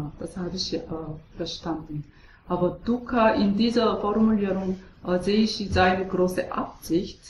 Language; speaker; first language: German; non-native, fluent; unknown